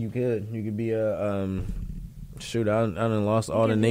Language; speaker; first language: English; native; English